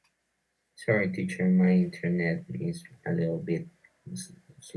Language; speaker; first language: English; non-native, learner; Spanish